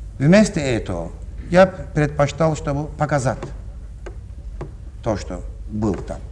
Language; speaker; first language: Russian; non-native, learner; Turkish